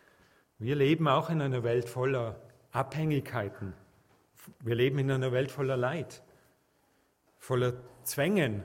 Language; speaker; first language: German; native; German